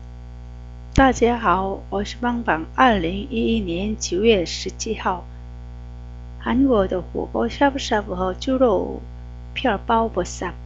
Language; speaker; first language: Chinese; non-native, fluent; Korean